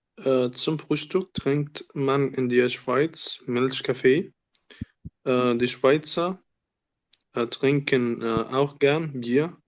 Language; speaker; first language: German; non-native, learner; Arabic